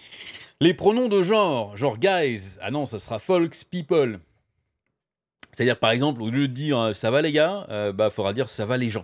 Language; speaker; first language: French; native; French